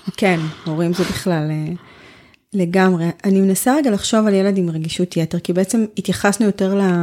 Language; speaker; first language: Hebrew; native; Hebrew